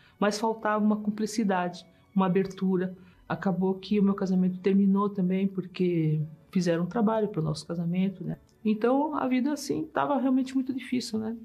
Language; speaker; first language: Portuguese; early bilingual, other home language; German